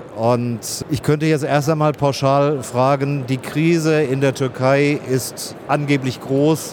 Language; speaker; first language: German; native; German